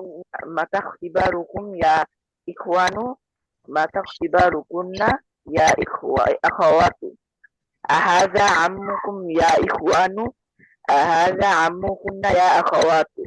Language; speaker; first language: Arabic; non-native, learner; Bangla